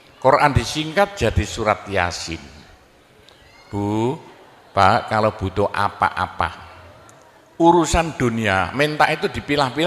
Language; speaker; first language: Indonesian; non-native, local second language; Javanese